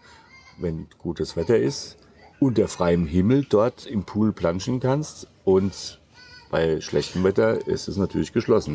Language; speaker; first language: German; native; German